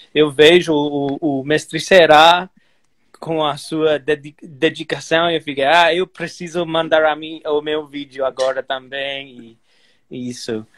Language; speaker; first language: Portuguese; non-native, learner; English